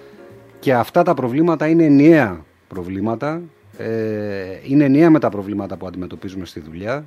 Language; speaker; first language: Greek; native; Greek